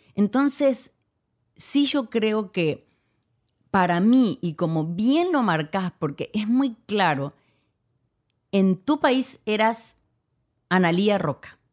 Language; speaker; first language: Spanish; native; Spanish